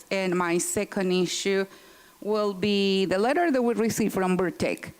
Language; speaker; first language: English; non-native, fluent; Spanish